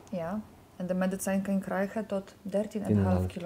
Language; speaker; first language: Dutch; non-native, learner; Polish